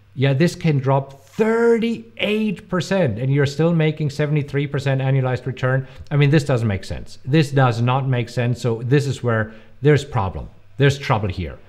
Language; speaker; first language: English; non-native, fluent; German